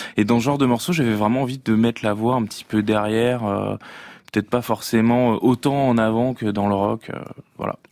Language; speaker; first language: French; native; French